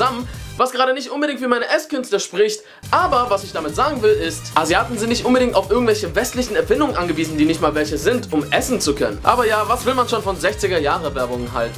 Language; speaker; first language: German; native; German